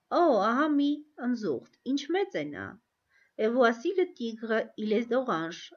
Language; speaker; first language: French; non-native, fluent; Armenian